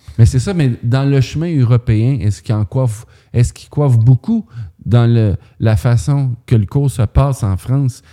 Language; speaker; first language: French; native; French